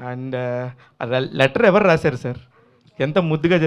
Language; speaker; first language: Telugu; native; Telugu